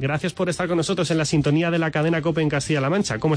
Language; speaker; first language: Spanish; native; Spanish